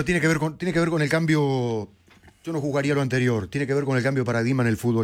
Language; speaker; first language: Spanish; native; Spanish